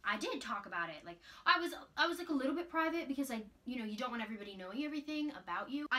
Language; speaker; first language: English; native; English